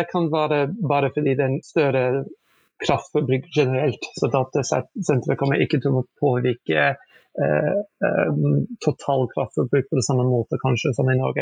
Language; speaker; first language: Norwegian; non-native, fluent; English